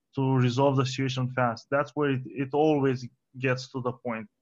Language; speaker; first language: English; non-native, fluent; Romanian